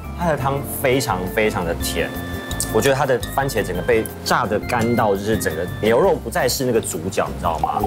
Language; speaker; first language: Chinese; native; Chinese